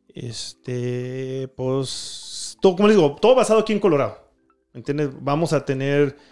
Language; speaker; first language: Spanish; early bilingual, heritage; Spanish